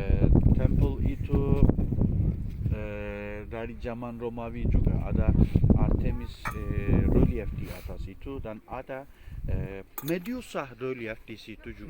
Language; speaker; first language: Indonesian; non-native, fluent; Turkish